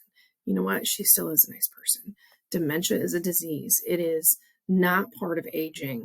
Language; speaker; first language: English; native; English